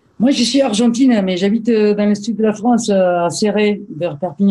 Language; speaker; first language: French; native; French